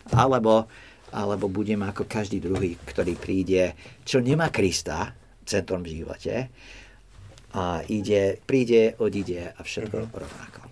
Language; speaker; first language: Slovak; non-native, fluent; English